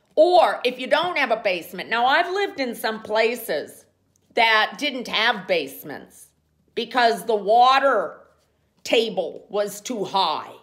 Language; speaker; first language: English; native; English